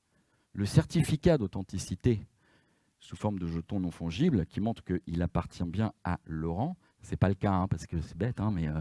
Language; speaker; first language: French; native; French